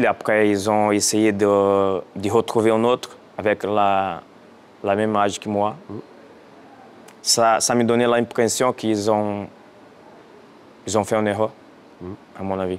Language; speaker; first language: French; non-native, fluent; Portuguese